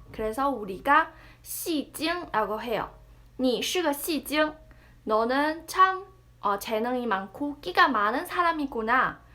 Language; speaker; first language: Korean; non-native, fluent; Chinese